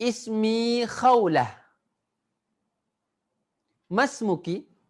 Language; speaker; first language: Arabic; non-native, fluent; Indonesian